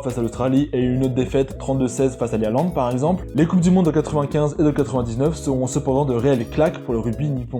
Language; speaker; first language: French; native; French